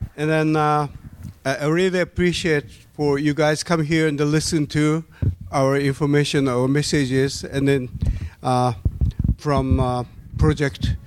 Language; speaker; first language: English; non-native, learner; Japanese